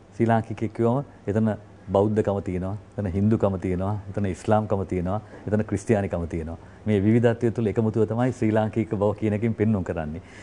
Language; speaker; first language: Sinhala; non-native, local second language; Tamil